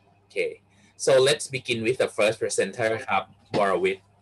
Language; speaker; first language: English; non-native, fluent; Thai